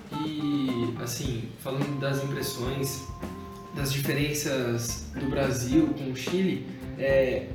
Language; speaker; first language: Portuguese; native; Portuguese